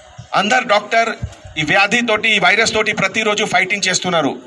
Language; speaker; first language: Telugu; non-native, fluent; Hindi